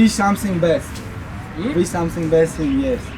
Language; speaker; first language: English; non-native, learner; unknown